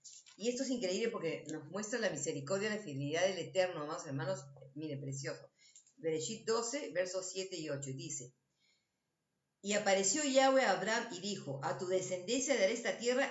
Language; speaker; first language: Spanish; native; Spanish